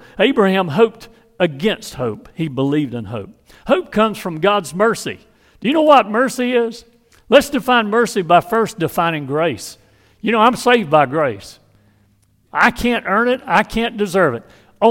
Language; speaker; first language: English; native; English